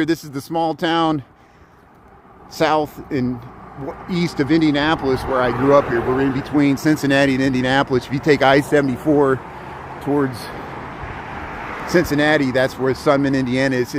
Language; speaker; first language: English; native; English